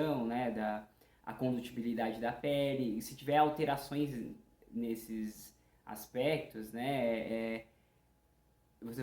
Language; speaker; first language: Portuguese; native; Portuguese